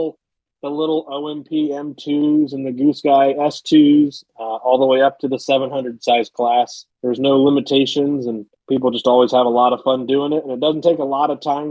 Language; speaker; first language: English; native; English